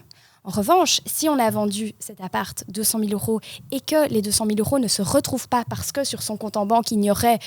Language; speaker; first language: French; native; French